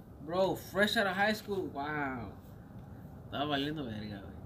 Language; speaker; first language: English; early bilingual, other home language; Spanish